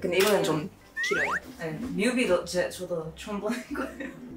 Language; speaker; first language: Korean; non-native, fluent; English